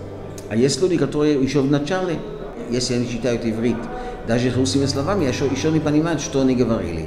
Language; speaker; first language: Russian; non-native, fluent; Hebrew